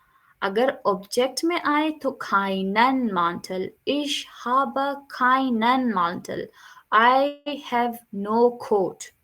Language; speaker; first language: German; non-native, fluent; Urdu